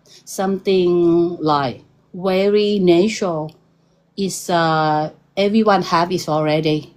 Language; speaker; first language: English; non-native, learner; Thai